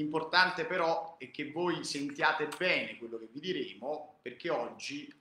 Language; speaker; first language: Italian; native; Italian